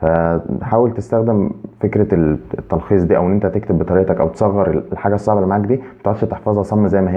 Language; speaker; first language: Arabic; native; Arabic